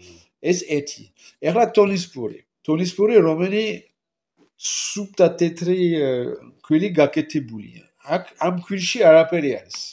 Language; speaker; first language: Georgian; non-native, learner; French